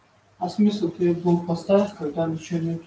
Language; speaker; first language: Russian; non-native, fluent; Tajik